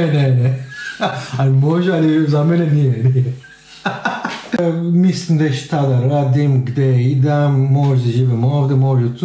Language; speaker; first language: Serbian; non-native, learner; Turkish